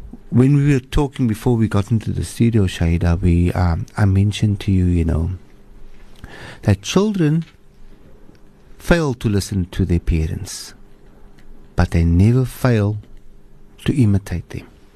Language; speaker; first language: English; native; English